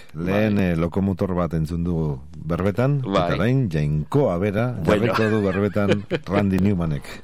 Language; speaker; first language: Basque; native; Basque